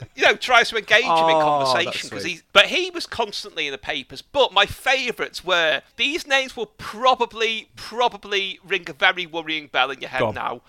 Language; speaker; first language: English; native; English